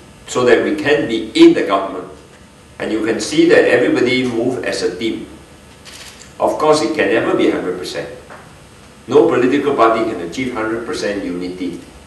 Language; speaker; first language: English; non-native, local second language; Min Nan Chinese